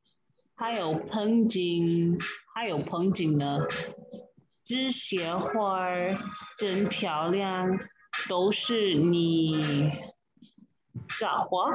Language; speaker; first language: Chinese; non-native, learner; English